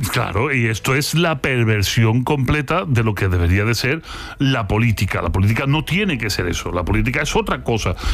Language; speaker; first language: Spanish; native; Spanish